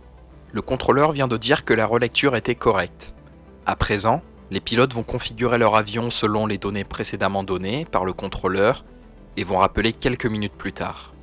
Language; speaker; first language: French; native; French